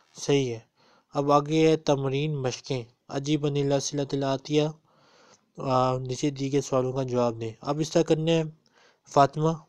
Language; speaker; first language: Urdu; non-native, local second language; Punjabi